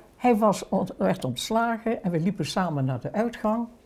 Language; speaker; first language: Dutch; native; Dutch